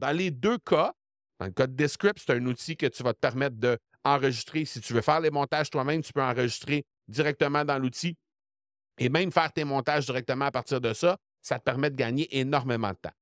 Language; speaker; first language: French; native; French